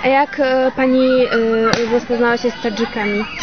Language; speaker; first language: Polish; non-native, learner; Tajik